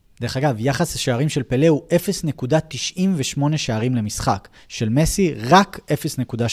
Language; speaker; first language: Hebrew; native; Hebrew